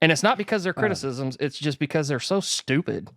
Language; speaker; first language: English; native; English